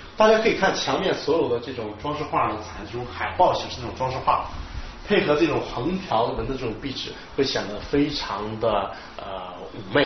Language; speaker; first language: Chinese; native; Chinese